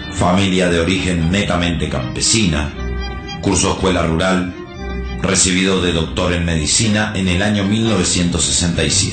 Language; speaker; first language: Spanish; native; Spanish